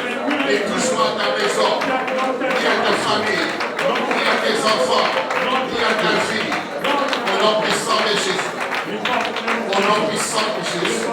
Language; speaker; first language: French; non-native, local second language; Lingala